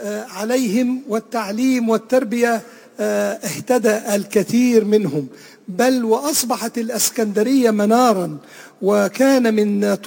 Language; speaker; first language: Arabic; native; Arabic